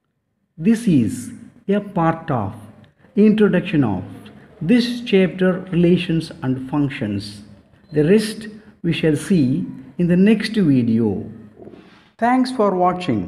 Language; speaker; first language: English; non-native, local second language; Tamil